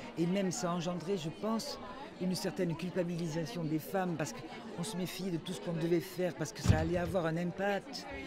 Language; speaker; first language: French; native; French